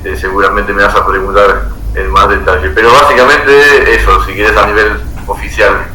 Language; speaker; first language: Spanish; non-native, fluent; Armenian